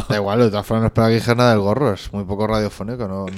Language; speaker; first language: Spanish; native; Spanish